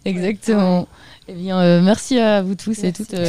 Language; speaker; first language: French; native; French